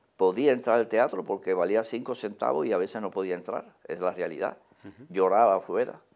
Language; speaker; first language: Spanish; native; Spanish